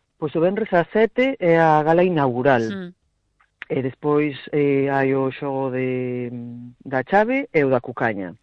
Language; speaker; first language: Galician; native; Galician